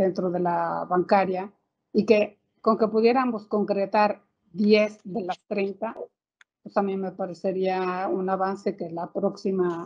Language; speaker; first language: Spanish; native; Spanish